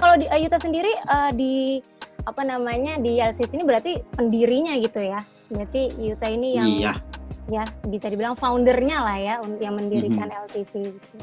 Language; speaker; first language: Indonesian; native; Indonesian